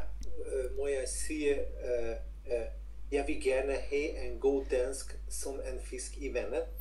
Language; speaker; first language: Danish; non-native, learner; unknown